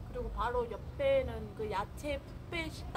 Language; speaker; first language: Korean; non-native, fluent; Vietnamese